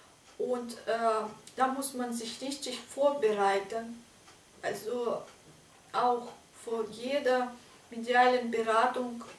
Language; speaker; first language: German; non-native, fluent; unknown